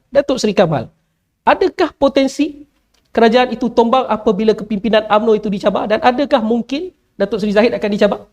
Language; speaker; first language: Malay; native; Malay